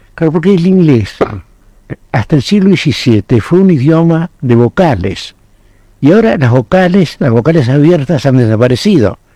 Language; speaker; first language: Spanish; native; Spanish